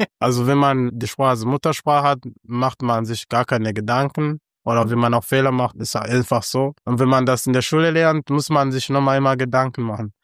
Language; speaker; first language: German; non-native, fluent; Kinyarwanda